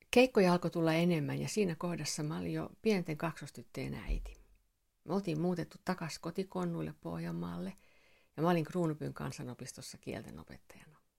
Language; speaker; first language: Finnish; non-native, local second language; Swedish